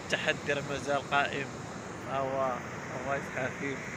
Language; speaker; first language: Arabic; native; Arabic